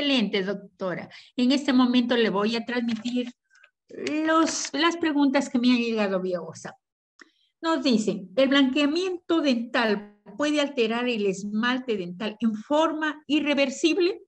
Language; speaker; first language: Spanish; native; Spanish